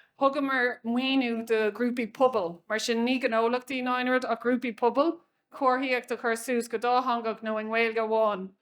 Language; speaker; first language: Irish; non-native, local second language; English